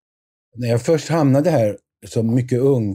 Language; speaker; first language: Swedish; native; Swedish